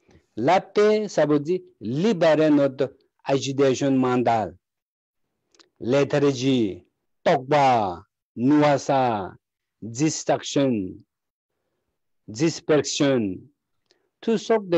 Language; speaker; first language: French; non-native, learner; Tibetan